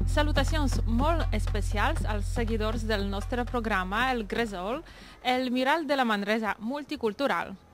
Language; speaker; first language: Catalan; native; Catalan